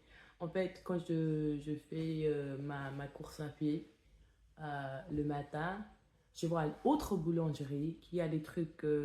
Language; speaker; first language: French; non-native, fluent; English